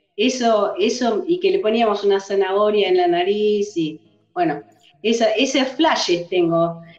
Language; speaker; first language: Spanish; early bilingual, other home language; English